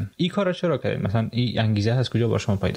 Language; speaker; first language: Persian; native; Persian